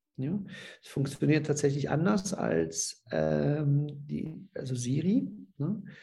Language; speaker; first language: German; early bilingual, other home language; Russian